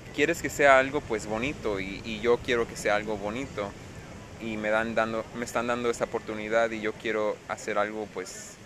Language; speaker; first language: Spanish; early bilingual, heritage; Spanish